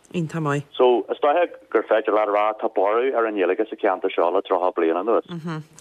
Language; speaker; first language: Irish; non-native, local second language; English